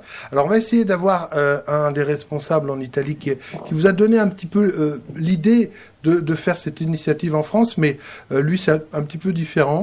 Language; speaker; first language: French; native; French